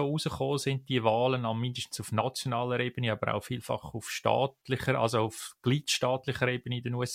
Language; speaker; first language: German; native; German